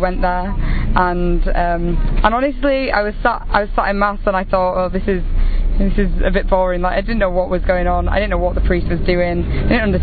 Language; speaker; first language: English; native; English